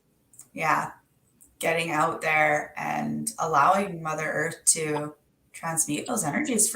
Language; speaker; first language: English; native; English